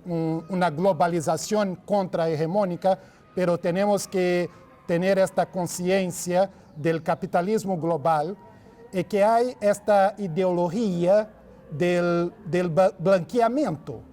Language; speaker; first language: Spanish; non-native, fluent; Portuguese